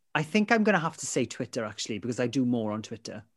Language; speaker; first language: English; non-native, local second language; Welsh